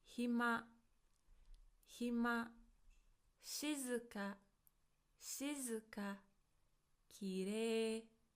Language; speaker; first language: Japanese; non-native, fluent; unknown